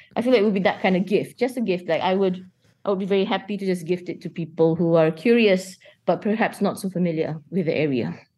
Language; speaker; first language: English; non-native, local second language; Malay